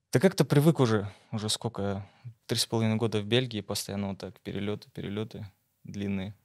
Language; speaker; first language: Russian; native; Russian